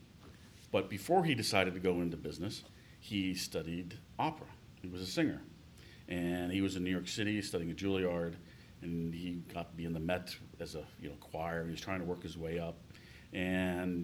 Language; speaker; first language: English; native; English